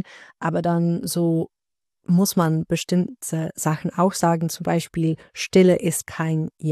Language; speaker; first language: German; non-native, fluent; Dutch